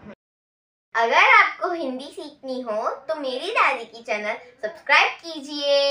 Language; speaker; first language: Hindi; non-native, local second language; Tamil